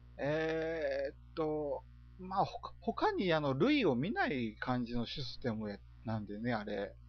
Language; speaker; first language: Japanese; native; Japanese